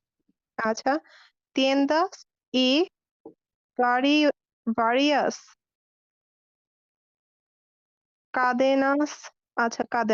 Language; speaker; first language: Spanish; non-native, learner; Bangla